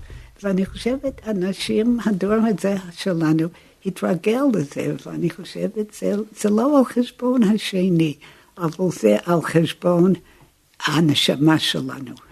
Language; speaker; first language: Hebrew; non-native, fluent; English